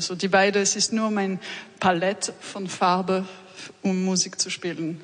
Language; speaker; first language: German; non-native, learner; French